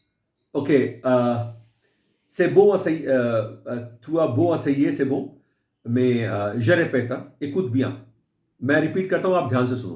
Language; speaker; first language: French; non-native, fluent; Hindi